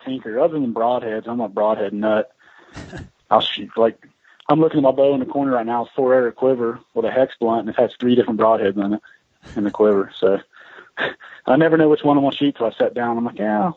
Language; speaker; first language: English; native; English